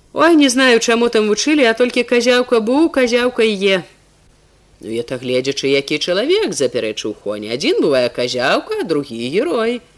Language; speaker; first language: Belarusian; native; Belarusian